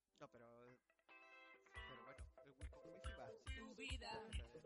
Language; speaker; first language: Spanish; native; Spanish